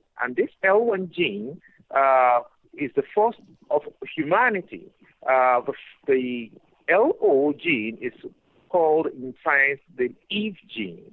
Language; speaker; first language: English; non-native, local second language; Igbo